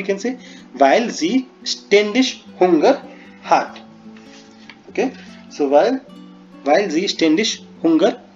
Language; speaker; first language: German; non-native, fluent; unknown